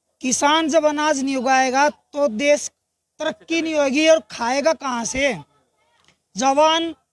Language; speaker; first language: Hindi; native; Hindi